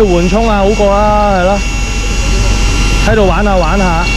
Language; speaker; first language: Chinese; native; Chinese